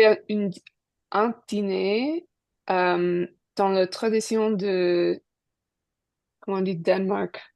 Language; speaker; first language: French; non-native, learner; English